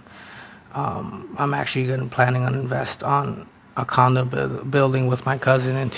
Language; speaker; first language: English; early bilingual, other home language; Spanish